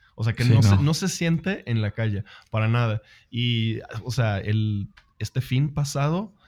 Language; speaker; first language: Spanish; non-native, fluent; Swedish